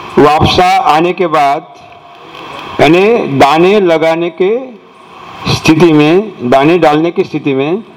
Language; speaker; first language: Hindi; non-native, local second language; Marathi